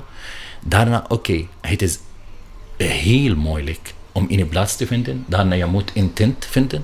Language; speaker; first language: Dutch; non-native, learner; Arabic